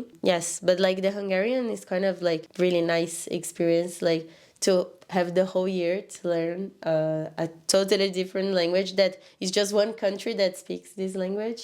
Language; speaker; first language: English; non-native, learner; Portuguese